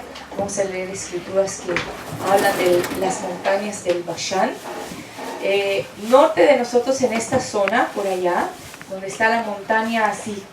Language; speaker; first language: Spanish; non-native, fluent; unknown